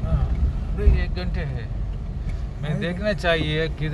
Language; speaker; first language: Hindi; non-native, local second language; Malayalam